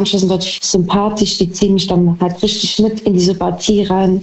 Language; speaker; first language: German; native; German